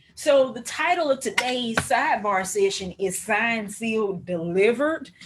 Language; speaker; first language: English; native; English